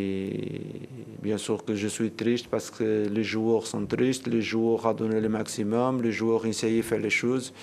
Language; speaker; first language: French; non-native, learner; Portuguese